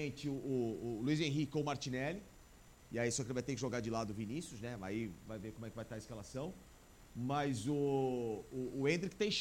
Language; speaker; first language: Portuguese; native; Portuguese